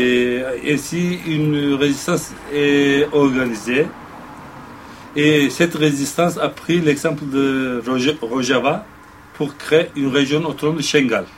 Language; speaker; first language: French; non-native, fluent; Kurdish